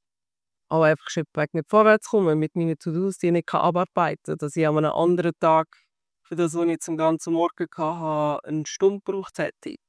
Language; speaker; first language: German; native; German